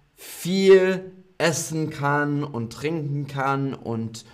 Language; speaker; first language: German; non-native, fluent; English